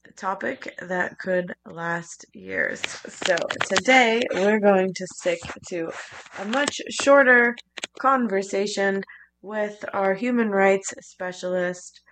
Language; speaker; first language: English; native; English